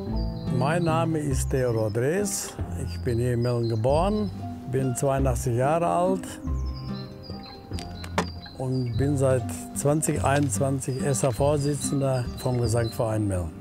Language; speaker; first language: German; native; German